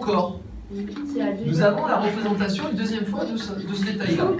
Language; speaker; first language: French; native; French